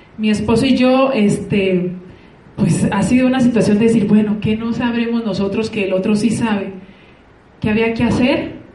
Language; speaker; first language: Spanish; native; Spanish